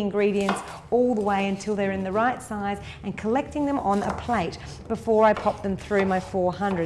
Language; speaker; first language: English; native; English